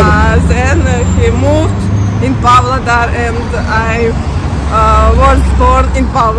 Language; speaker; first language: English; non-native, learner; Russian